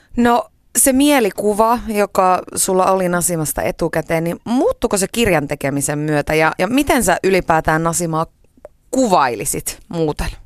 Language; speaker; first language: Finnish; native; Finnish